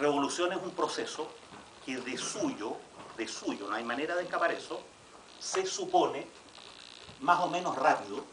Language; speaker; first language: Spanish; native; Spanish